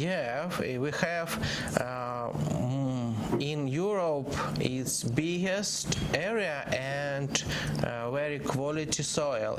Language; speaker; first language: English; non-native, learner; Ukrainian